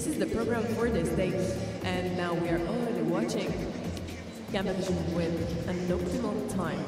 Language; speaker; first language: English; non-native, fluent; Slovak